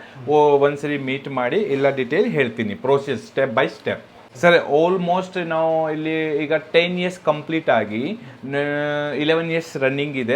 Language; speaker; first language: Kannada; non-native, local second language; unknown